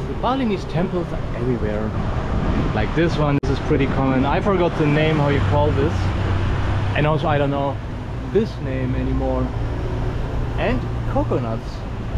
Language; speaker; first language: English; non-native, fluent; German